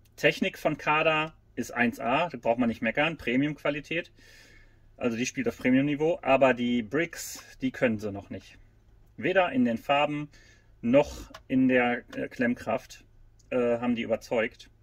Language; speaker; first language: German; native; German